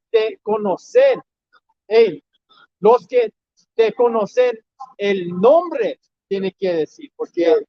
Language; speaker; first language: Spanish; non-native, learner; English